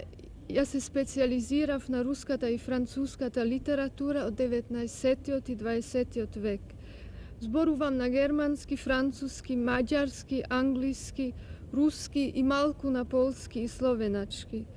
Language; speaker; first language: Macedonian; non-native, learner; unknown